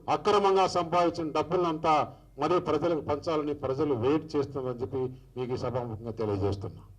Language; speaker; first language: Telugu; native; Telugu